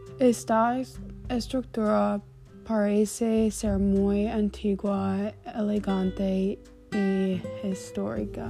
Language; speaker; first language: Spanish; non-native, learner; English